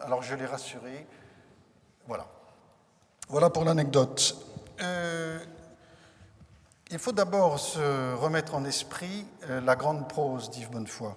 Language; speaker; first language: French; native; French